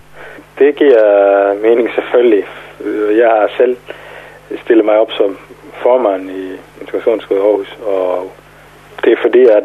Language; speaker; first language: Danish; non-native, fluent; Somali